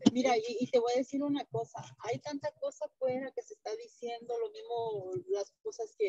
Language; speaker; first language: Spanish; native; Spanish